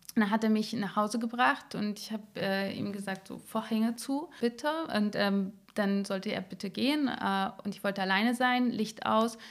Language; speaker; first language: German; native; German